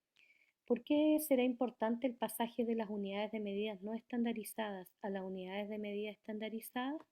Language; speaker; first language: Spanish; native; Spanish